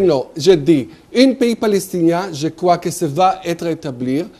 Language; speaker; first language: French; non-native, fluent; Hebrew